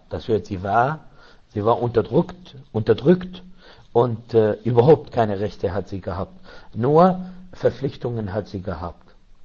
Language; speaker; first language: German; non-native, learner; Arabic